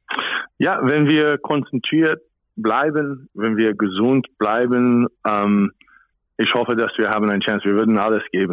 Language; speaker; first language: German; non-native, fluent; English